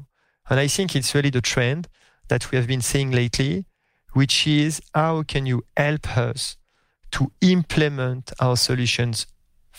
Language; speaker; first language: English; non-native, fluent; French